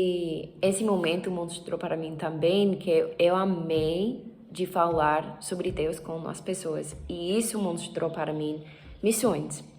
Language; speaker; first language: Portuguese; non-native, learner; English